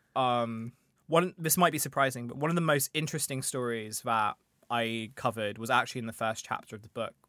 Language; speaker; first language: English; native; English